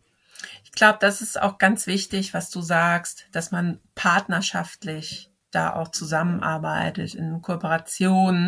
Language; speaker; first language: German; native; German